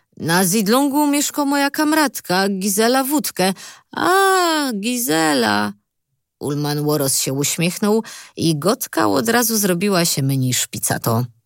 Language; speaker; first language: Polish; native; Polish